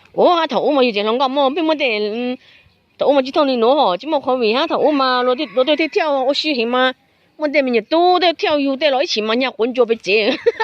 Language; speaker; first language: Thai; non-native, local second language; Hmong